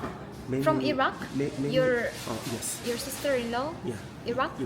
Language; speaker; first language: English; non-native, learner; Arabic